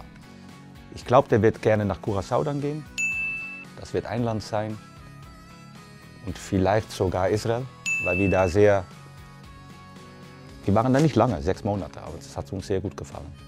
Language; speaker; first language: German; non-native, fluent; Dutch